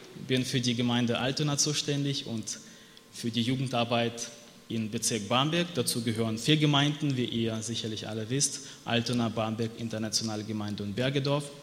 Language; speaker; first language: German; non-native, fluent; Russian